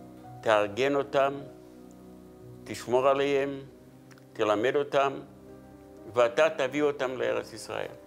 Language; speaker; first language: Hebrew; non-native, fluent; Yiddish